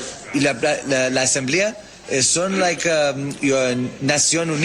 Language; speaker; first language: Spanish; non-native, learner; English